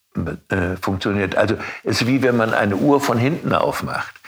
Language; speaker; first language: German; native; German